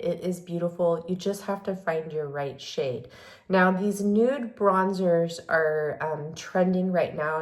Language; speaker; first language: English; native; English